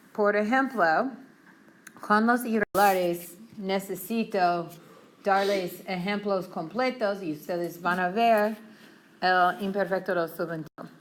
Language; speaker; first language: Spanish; non-native, fluent; English